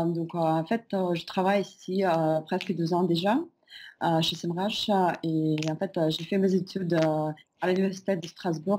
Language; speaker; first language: French; non-native, fluent; Russian